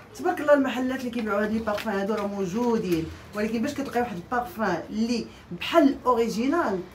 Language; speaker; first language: Arabic; native; Arabic